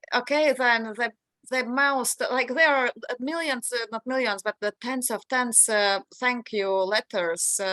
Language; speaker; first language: English; non-native, fluent; Latvian